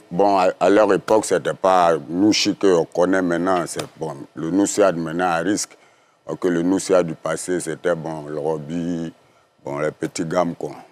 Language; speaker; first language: French; native; French